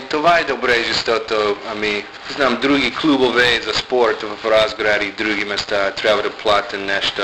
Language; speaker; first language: Bulgarian; non-native, learner; English